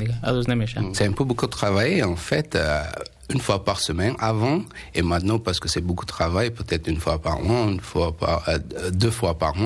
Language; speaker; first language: French; non-native, learner; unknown